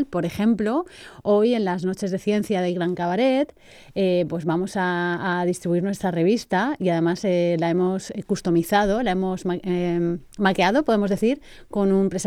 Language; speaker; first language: Spanish; native; Spanish